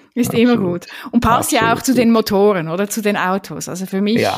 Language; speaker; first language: German; native; German